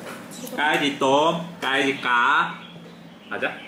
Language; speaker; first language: Vietnamese; non-native, learner; Korean